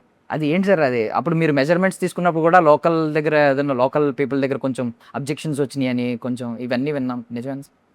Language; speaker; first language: Telugu; native; Telugu